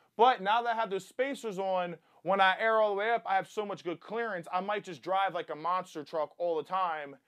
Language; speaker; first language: English; native; English